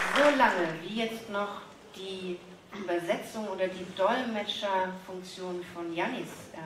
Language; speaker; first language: German; native; German